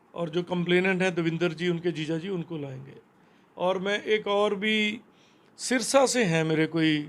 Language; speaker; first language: Hindi; non-native, local second language; Punjabi